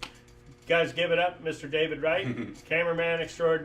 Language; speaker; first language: English; native; English